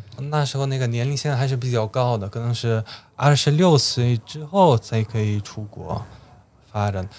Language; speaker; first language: Chinese; non-native, fluent; Slovenian